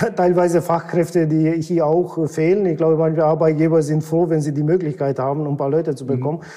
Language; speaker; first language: German; non-native, fluent; Romanian